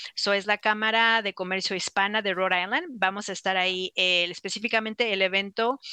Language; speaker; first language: Spanish; native; Spanish